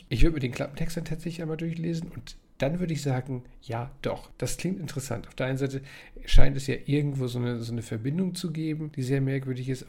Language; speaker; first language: German; native; German